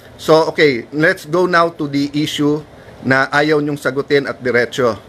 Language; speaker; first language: Filipino; native; Filipino